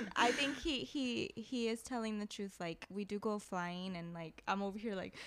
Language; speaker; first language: English; native; English